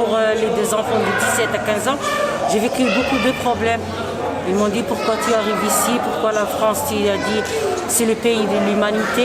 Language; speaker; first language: French; non-native, local second language; Arabic